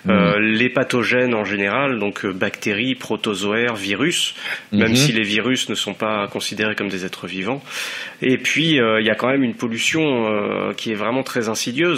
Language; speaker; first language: French; native; French